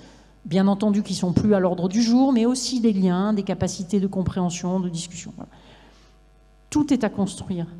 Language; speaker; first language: French; native; French